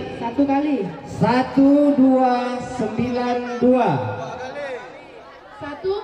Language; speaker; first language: Malay; native; Malay